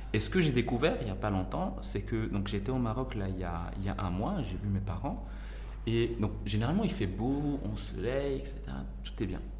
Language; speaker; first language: French; non-native, local second language; Arabic